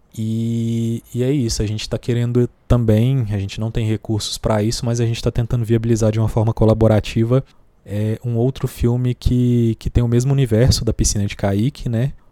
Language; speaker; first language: Portuguese; native; Portuguese